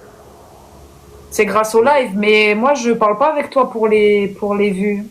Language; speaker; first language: French; native; French